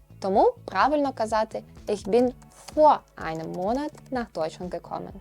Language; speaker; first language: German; non-native, fluent; Ukrainian